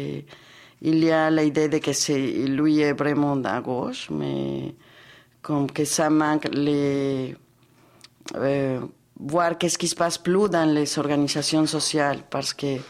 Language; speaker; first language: French; non-native, fluent; Spanish